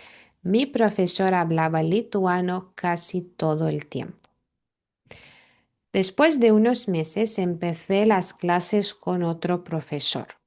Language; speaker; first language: Spanish; non-native, fluent; Lithuanian